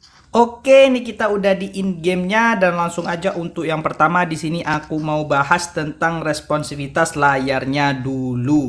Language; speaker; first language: Indonesian; native; Indonesian